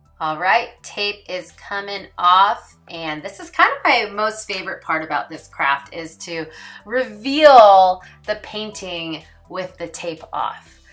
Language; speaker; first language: English; native; English